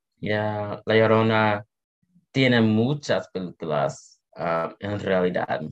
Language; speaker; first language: Spanish; non-native, learner; English